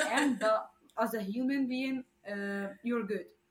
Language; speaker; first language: English; non-native, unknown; Arabic